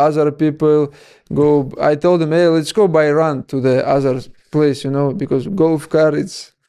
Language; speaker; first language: English; non-native, learner; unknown